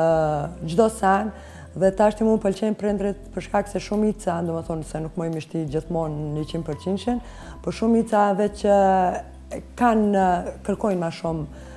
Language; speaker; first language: Albanian; native; Albanian